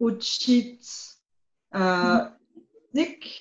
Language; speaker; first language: Russian; non-native, learner; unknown